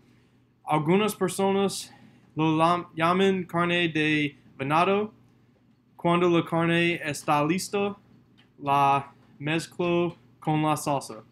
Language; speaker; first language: Spanish; non-native, learner; English